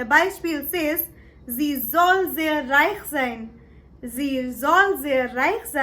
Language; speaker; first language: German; non-native, learner; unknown